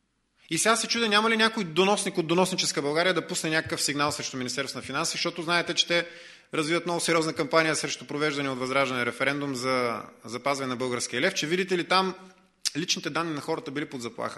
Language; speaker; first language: Bulgarian; native; Bulgarian